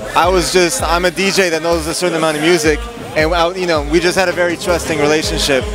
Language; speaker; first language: English; native; English